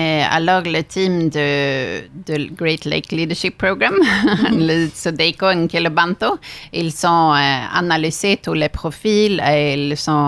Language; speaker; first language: French; non-native, fluent; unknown